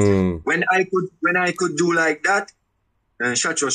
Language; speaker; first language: English; non-native, learner; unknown